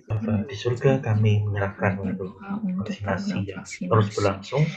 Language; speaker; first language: Indonesian; native; Indonesian